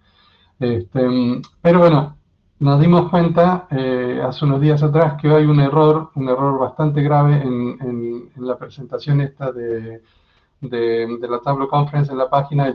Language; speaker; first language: Spanish; native; Spanish